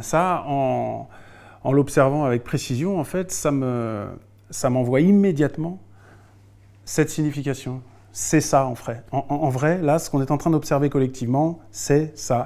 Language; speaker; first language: French; native; French